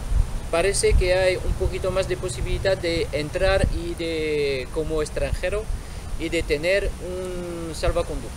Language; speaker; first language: Spanish; non-native, fluent; French